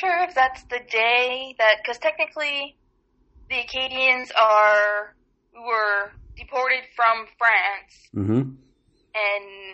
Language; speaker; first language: English; non-native, fluent; French